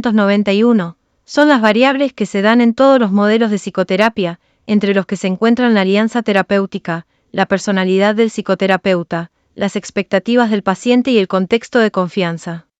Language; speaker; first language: Spanish; native; Spanish